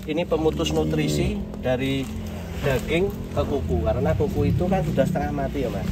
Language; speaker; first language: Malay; non-native, local second language; Javanese